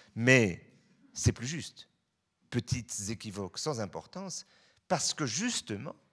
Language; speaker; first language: French; native; French